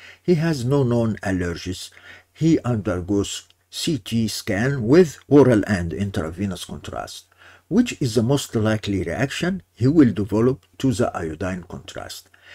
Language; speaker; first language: English; non-native, fluent; Arabic